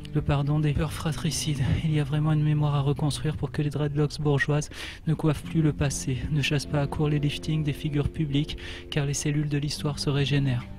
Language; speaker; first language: French; native; French